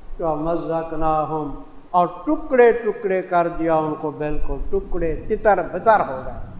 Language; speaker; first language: Urdu; non-native, local second language; Saraiki